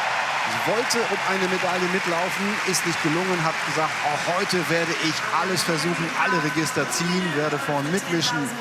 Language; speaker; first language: German; native; German